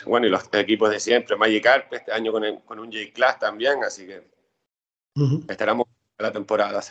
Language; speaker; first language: Spanish; native; Spanish